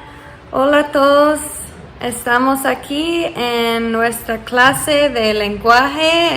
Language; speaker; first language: Spanish; non-native, learner; English